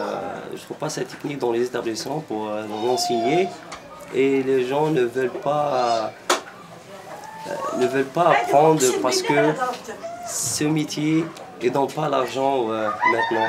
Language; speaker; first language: French; non-native, local second language; Arabic